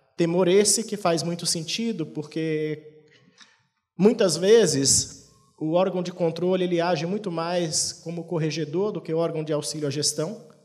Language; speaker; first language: Portuguese; native; Portuguese